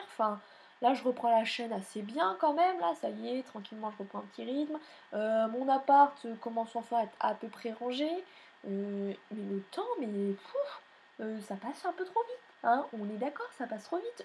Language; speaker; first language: French; native; French